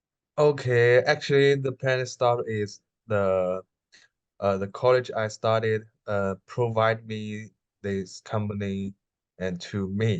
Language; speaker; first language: English; non-native, learner; Chinese